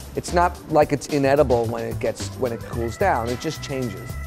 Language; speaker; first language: English; native; English